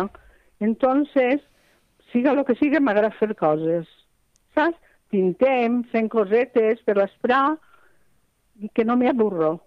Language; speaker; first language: Catalan; non-native, local second language; Spanish